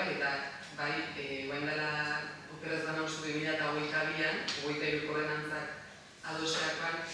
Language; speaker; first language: Basque; native; Basque